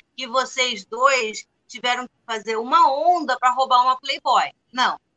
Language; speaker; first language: Portuguese; non-native, fluent; English